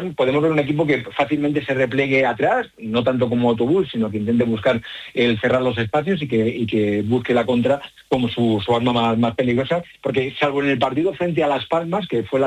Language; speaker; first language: Spanish; native; Spanish